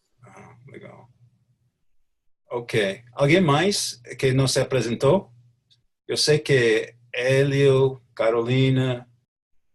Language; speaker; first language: Portuguese; non-native, fluent; English